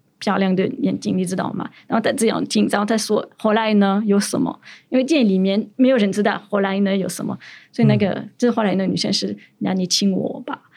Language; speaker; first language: Chinese; non-native, fluent; French